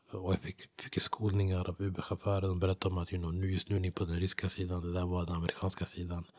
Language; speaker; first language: Swedish; early bilingual, other home language; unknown